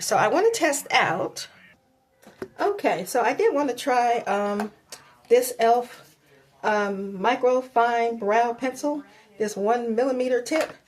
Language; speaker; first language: English; native; English